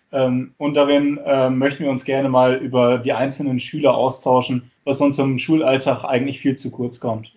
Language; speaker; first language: German; native; German